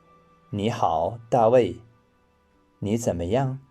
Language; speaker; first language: Chinese; non-native, fluent; English